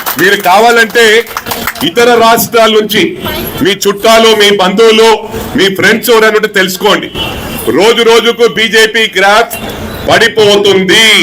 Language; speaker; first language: Telugu; non-native, local second language; Tamil